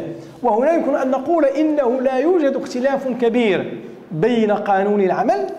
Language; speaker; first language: Arabic; native; Arabic